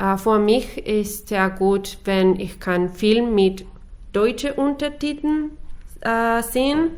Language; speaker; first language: German; non-native, learner; Spanish